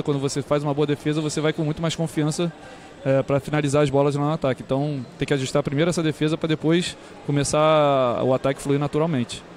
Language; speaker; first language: Portuguese; native; Portuguese